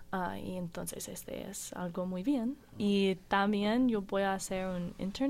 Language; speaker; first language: Spanish; non-native, learner; English